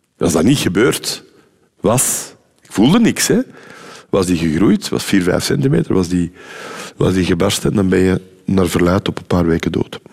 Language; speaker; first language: Dutch; native; Dutch